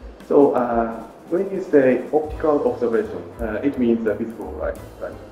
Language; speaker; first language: English; non-native, fluent; Japanese